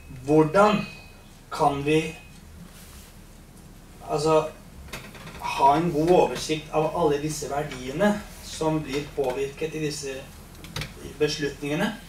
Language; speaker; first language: Norwegian; non-native, fluent; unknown